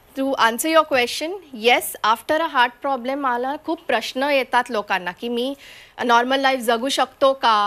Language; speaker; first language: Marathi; non-native, local second language; Konkani